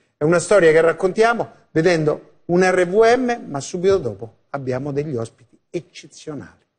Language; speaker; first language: Italian; native; Italian